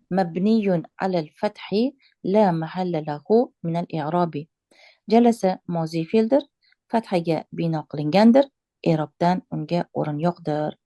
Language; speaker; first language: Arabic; non-native, fluent; Uzbek